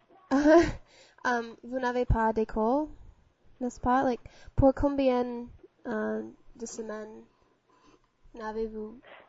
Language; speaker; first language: French; non-native, learner; English